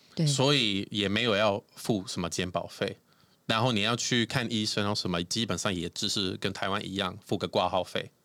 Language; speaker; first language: Chinese; non-native, fluent; Swedish